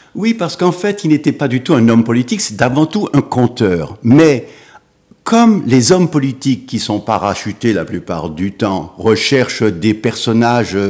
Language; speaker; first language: French; native; French